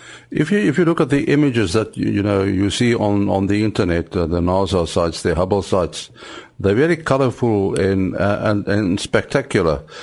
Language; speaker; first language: English; non-native, local second language; Afrikaans